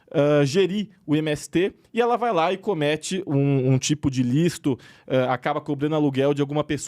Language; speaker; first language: Portuguese; native; Portuguese